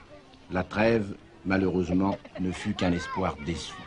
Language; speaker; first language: French; native; French